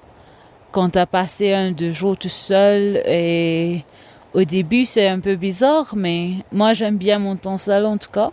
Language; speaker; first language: French; non-native, local second language; Morisyen